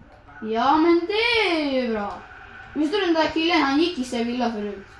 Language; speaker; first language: Swedish; early bilingual, other home language; Kurdish